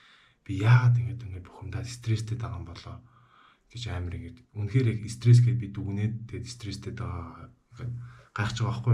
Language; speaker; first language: Mongolian; native; Mongolian